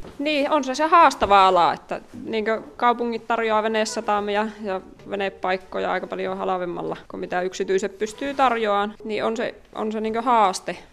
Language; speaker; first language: Finnish; native; Finnish